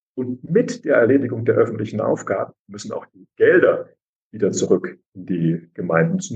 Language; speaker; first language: German; native; German